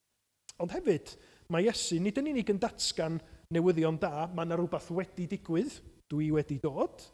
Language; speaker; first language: Welsh; native; Welsh